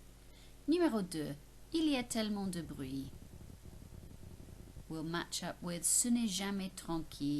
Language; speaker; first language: French; non-native, fluent; English